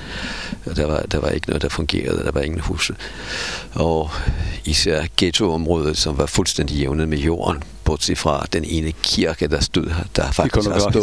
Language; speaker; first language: Danish; non-native, fluent; Polish